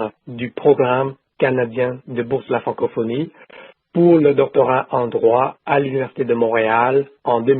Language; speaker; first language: French; non-native, fluent; Khmer